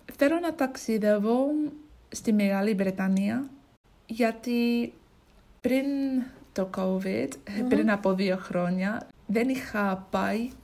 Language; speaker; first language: Greek; non-native, learner; English